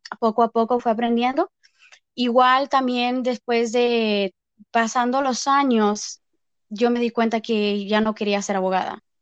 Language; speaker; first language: Spanish; early bilingual, heritage; Spanish